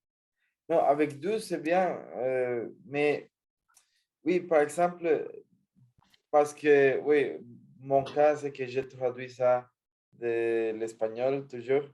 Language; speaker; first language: French; non-native, learner; Spanish